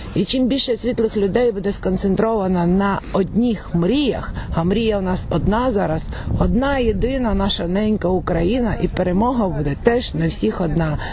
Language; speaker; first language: Ukrainian; non-native, local second language; Russian